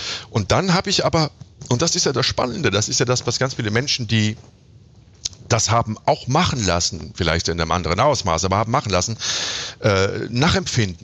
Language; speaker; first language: German; native; German